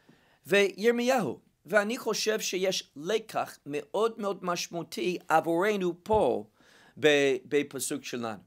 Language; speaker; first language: Hebrew; non-native, fluent; English